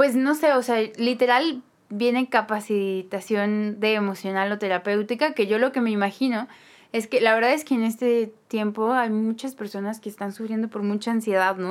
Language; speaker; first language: Spanish; native; Spanish